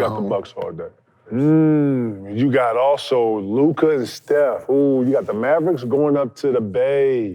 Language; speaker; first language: English; native; English